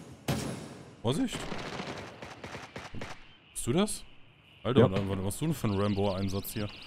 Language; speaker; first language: German; native; German